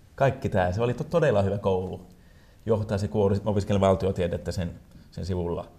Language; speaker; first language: Finnish; non-native, local second language; Swedish